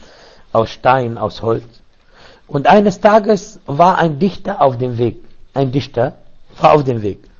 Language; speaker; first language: German; non-native, fluent; Arabic